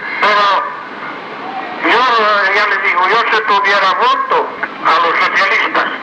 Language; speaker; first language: Spanish; native; Spanish